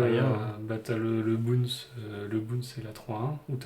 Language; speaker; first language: French; native; French